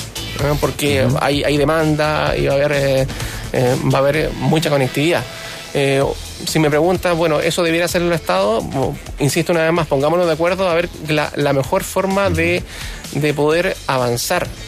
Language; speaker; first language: Spanish; native; Spanish